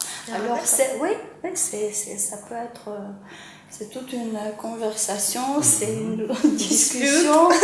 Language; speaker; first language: French; non-native, fluent; Ukrainian